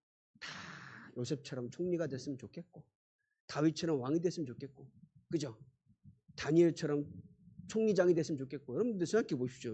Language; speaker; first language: Korean; native; Korean